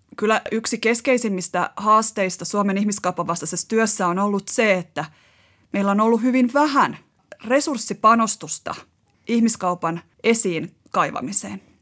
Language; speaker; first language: Finnish; native; Finnish